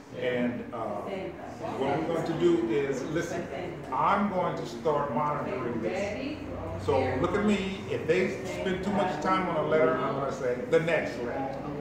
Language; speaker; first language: English; native; English